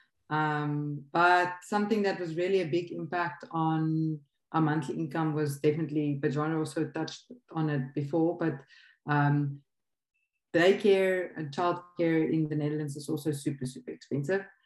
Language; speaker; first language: English; non-native, local second language; Afrikaans